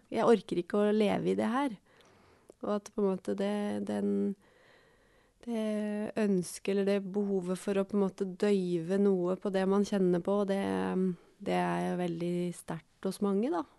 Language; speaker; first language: Norwegian; native; Norwegian